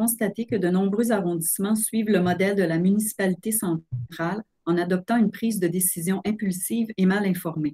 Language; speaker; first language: French; native; French